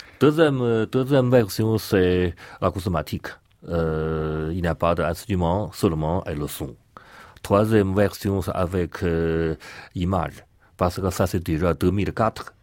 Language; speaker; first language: French; non-native, learner; Chinese